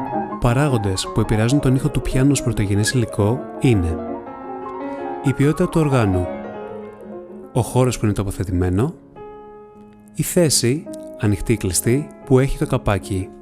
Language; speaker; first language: Greek; native; Greek